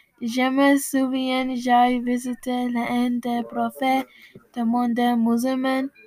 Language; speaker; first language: French; non-native, learner; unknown